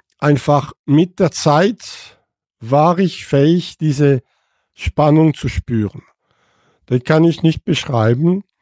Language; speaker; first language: German; non-native, fluent; French